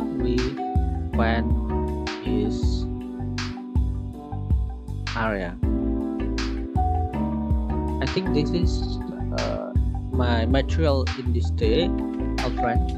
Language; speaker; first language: English; non-native, learner; Indonesian